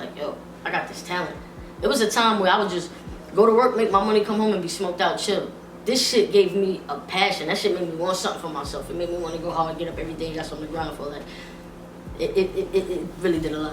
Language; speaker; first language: English; native; English